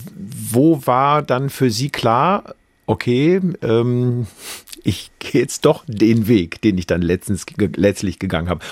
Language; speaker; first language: German; native; German